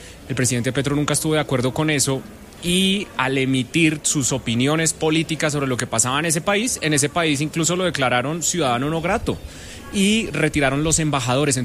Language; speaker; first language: Spanish; native; Spanish